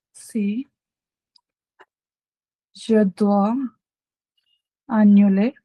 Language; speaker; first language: French; non-native, learner; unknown